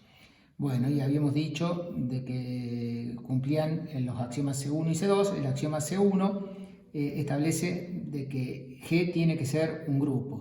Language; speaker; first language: Spanish; native; Spanish